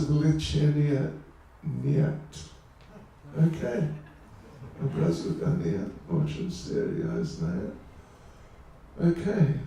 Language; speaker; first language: Russian; non-native, learner; English